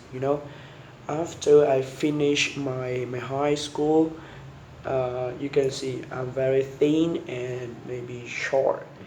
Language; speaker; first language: English; non-native, learner; Vietnamese